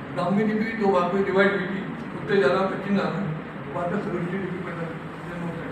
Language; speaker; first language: Hindi; non-native, local second language; Marathi